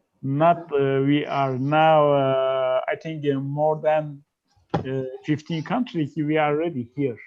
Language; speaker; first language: English; non-native, fluent; Turkish